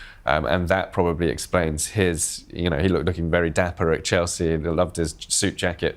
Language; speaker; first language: English; native; English